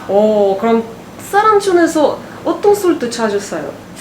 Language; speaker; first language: Korean; non-native, learner; Russian